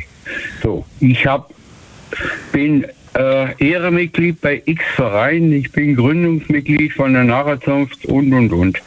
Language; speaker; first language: German; native; German